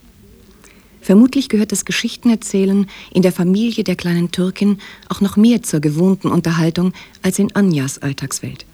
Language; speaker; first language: German; native; German